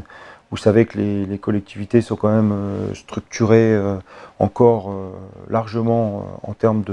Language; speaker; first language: French; native; French